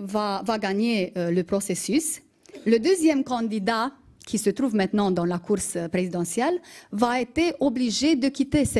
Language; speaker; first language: French; non-native, fluent; Romanian